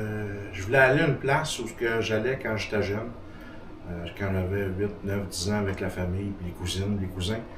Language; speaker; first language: French; native; French